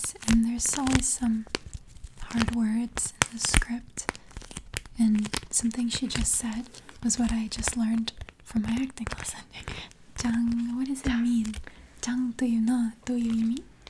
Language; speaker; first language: English; native; English